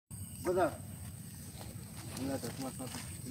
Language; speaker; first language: Indonesian; non-native, local second language; Javanese